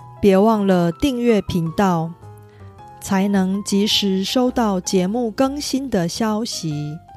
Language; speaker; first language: Chinese; native; Chinese